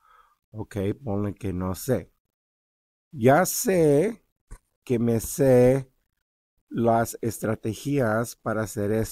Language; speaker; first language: Spanish; early bilingual, heritage; Spanish